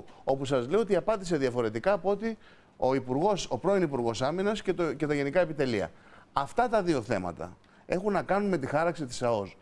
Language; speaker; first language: Greek; native; Greek